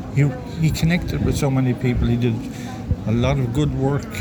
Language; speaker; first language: English; native; English